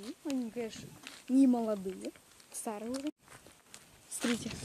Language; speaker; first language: Russian; native; Russian